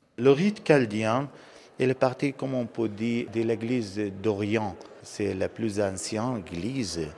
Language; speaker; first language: French; non-native, learner; Aramaic